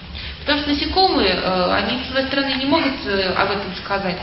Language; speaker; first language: Russian; native; Russian